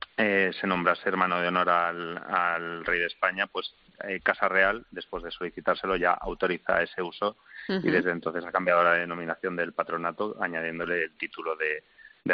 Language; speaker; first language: Spanish; native; Spanish